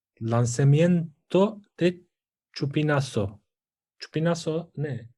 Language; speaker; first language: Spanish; non-native, learner; Turkish